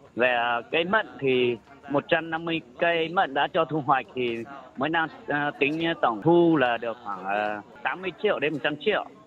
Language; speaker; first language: Vietnamese; non-native, local second language; Hmong